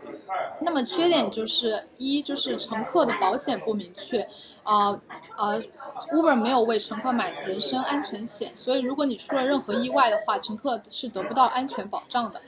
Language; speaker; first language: Chinese; native; Chinese